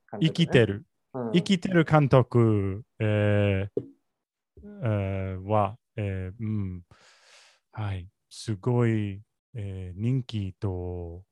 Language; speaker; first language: Japanese; non-native, learner; English